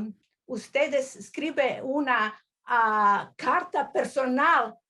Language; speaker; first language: Spanish; non-native, learner; Croatian